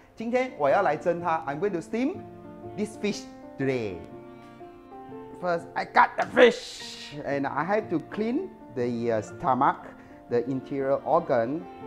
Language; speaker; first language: English; non-native, local second language; Chinese